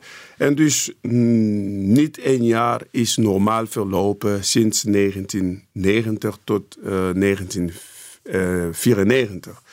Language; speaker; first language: Dutch; non-native, fluent; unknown